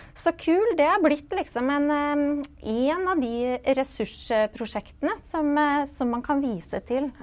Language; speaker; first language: Norwegian; native; Norwegian